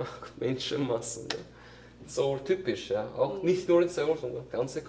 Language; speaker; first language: German; non-native, fluent; Korean